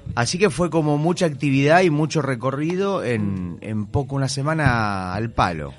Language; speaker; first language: Spanish; native; Spanish